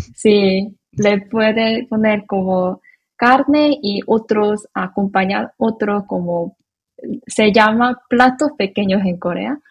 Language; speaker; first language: Spanish; non-native, learner; Korean